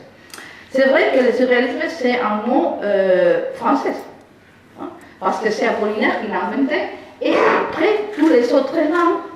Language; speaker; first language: French; non-native, fluent; Spanish